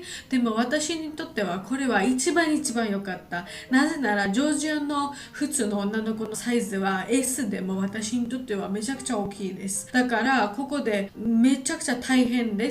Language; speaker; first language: Japanese; non-native, learner; Georgian